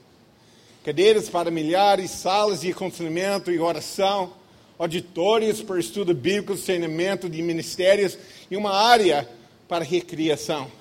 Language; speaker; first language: Portuguese; non-native, fluent; English